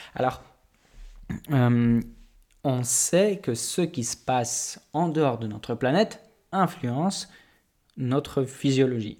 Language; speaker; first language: French; non-native, fluent; Polish